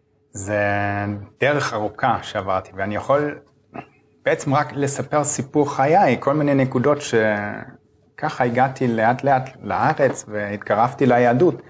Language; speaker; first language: Hebrew; non-native, fluent; German